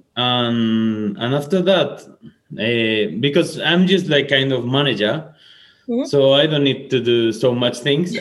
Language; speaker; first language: English; non-native, fluent; Spanish